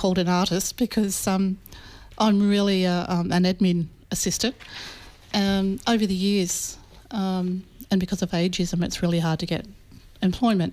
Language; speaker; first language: English; native; English